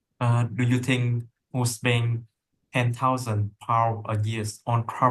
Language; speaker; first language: English; non-native, learner; Vietnamese